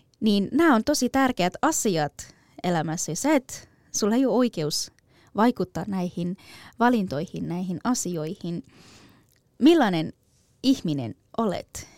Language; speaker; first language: Finnish; non-native, fluent; Persian